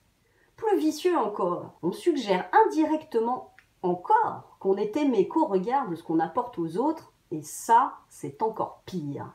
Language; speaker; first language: French; native; French